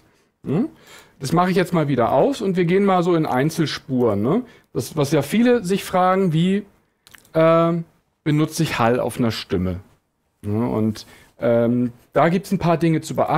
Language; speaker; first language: German; native; German